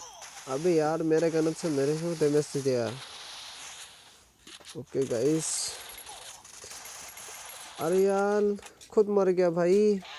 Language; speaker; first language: Hindi; non-native, local second language; Assamese